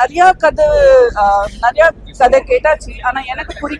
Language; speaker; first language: Tamil; non-native, fluent; Gujarati